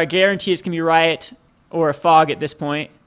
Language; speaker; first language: English; native; English